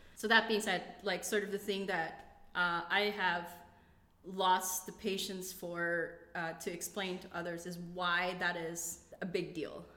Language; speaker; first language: English; non-native, local second language; Cebuano